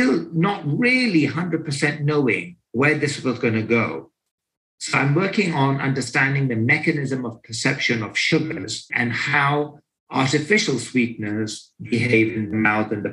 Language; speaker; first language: English; native; English